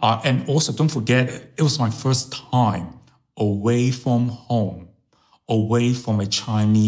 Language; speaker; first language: English; early bilingual, other home language; Chinese